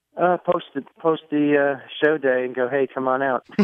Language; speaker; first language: English; native; English